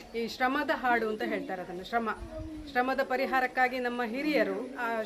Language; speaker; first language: Kannada; non-native, local second language; Tulu